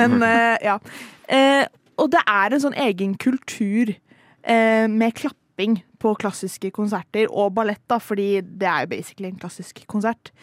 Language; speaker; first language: Norwegian; native; Norwegian